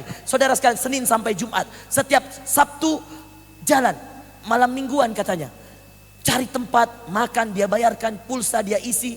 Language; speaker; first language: Indonesian; native; Indonesian